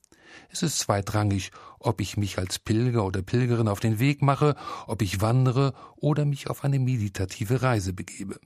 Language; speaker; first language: German; native; German